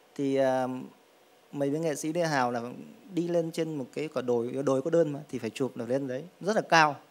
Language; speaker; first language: Vietnamese; native; Vietnamese